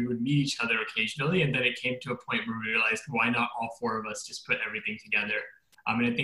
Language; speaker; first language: English; native; English